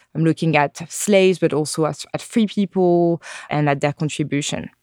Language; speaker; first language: English; non-native, fluent; French